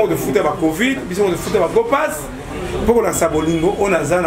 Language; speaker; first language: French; non-native, local second language; Lingala